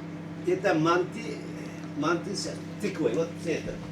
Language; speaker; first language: Russian; non-native, fluent; Uzbek